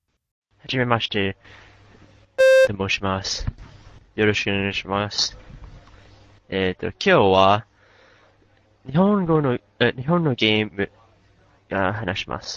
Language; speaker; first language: Japanese; non-native, learner; English